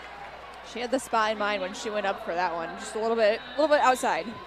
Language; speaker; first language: English; native; English